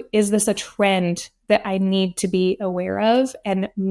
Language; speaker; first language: English; native; English